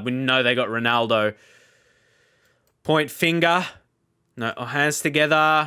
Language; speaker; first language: English; native; English